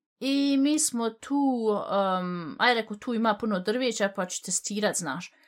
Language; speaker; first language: Bosnian; early bilingual, heritage; Bosnian